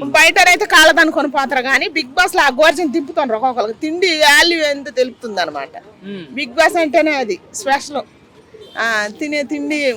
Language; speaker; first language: Telugu; native; Telugu